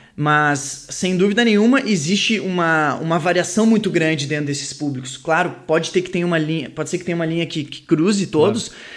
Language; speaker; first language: Portuguese; early bilingual, other home language; French